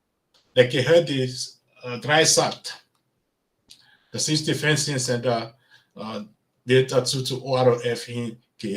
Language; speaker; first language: German; non-native, learner; Bini